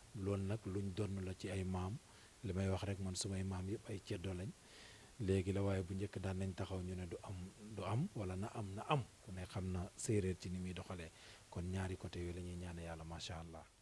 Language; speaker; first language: Wolof; non-native, local second language; Serer